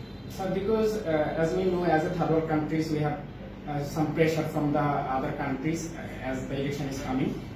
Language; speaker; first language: English; non-native, local second language; Bangla